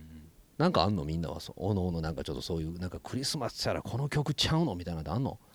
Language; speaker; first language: Japanese; native; Japanese